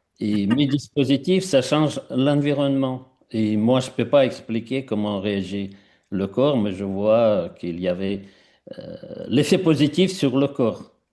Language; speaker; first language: French; non-native, fluent; Russian